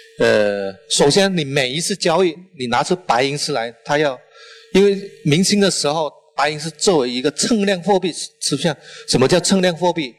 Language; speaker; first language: Chinese; non-native, local second language; Min Nan Chinese